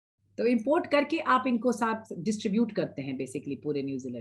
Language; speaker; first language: Hindi; native; Hindi